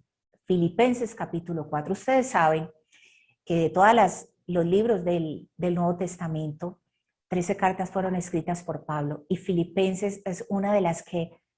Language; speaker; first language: Spanish; native; Spanish